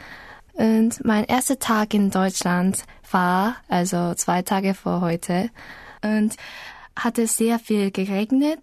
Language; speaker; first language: German; non-native, learner; Korean